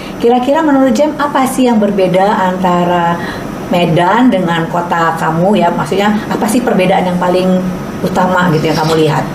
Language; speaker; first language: Indonesian; native; Indonesian